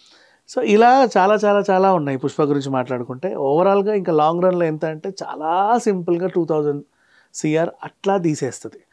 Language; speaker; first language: Telugu; native; Telugu